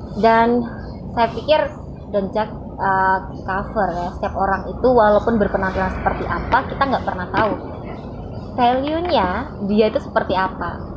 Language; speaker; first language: Indonesian; native; Indonesian